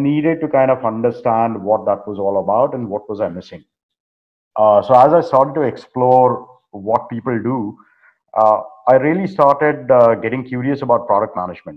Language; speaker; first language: English; non-native, local second language; Hindi